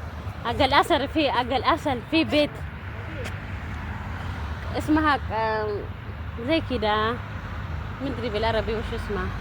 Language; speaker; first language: Arabic; non-native, learner; Amharic